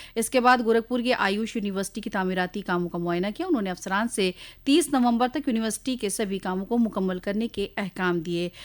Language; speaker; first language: Urdu; native; Urdu